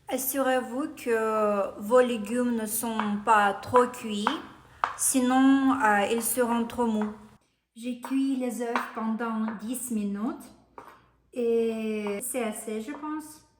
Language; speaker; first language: French; non-native, fluent; Russian